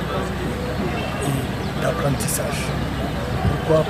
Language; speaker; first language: French; non-native, local second language; Hausa